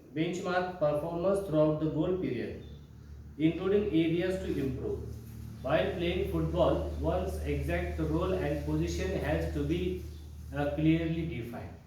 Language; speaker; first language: English; non-native, local second language; Marathi